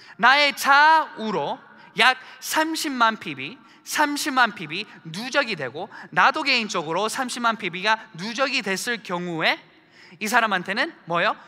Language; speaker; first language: Korean; early bilingual, heritage; Korean